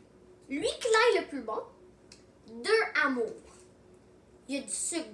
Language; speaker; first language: French; non-native, local second language; English